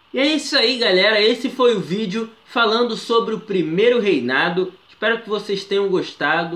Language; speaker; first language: Portuguese; native; Portuguese